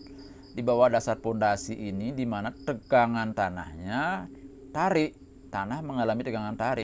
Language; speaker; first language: Indonesian; native; Indonesian